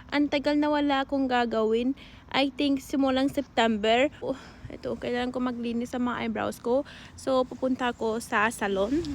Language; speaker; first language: Filipino; non-native, learner; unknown